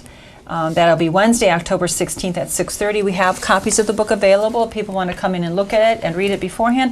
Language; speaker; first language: English; native; English